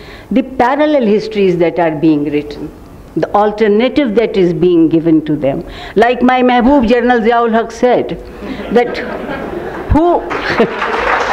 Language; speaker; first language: English; non-native, local second language; Urdu